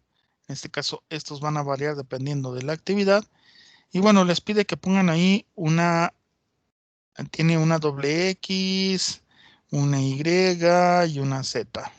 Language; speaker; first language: Spanish; native; Spanish